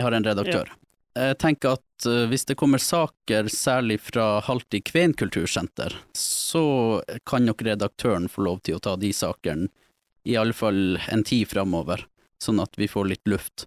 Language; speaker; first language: Norwegian; native; Norwegian